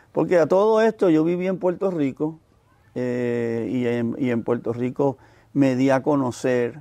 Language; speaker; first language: Spanish; native; Spanish